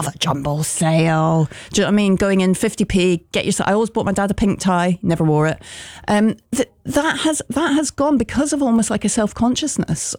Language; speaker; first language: English; native; English